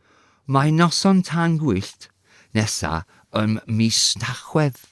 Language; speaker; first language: Welsh; non-native, learner; English